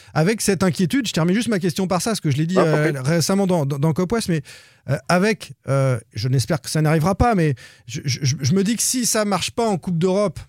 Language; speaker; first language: French; native; French